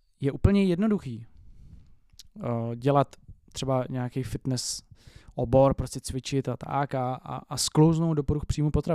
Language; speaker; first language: Czech; native; Czech